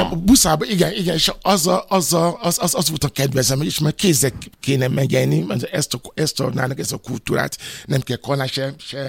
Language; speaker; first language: Hungarian; non-native, fluent; Yoruba